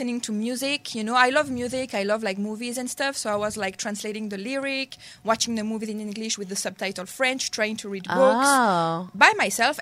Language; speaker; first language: English; non-native, learner; French